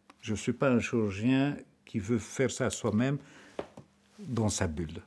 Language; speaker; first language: French; non-native, local second language; Arabic